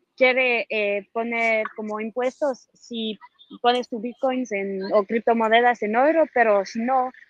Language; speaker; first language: Spanish; non-native, fluent; French